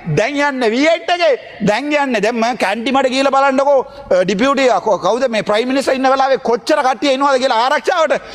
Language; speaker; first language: Sinhala; non-native, local second language; Tamil